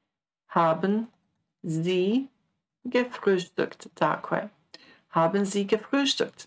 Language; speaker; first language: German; non-native, fluent; Croatian